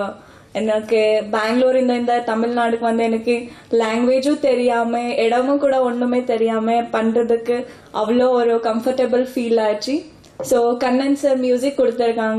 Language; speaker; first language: Tamil; non-native, local second language; Kannada